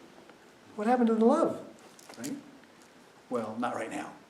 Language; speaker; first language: English; native; English